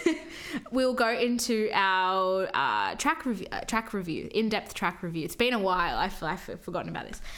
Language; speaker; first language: English; native; English